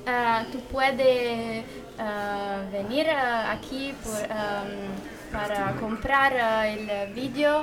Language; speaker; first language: Spanish; non-native, learner; Italian